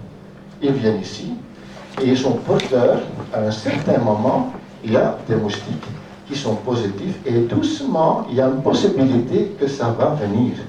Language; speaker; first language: French; non-native, local second language; Dutch